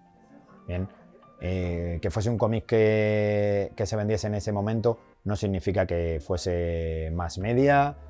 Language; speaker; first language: Spanish; native; Spanish